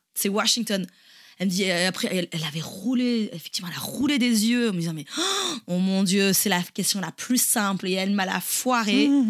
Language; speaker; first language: French; native; French